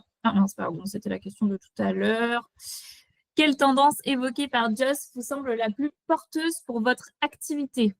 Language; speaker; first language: French; native; French